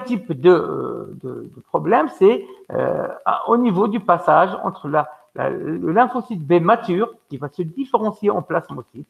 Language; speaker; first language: French; non-native, local second language; Arabic